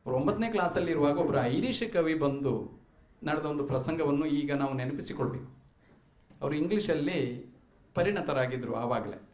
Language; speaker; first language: Kannada; non-native, local second language; Malayalam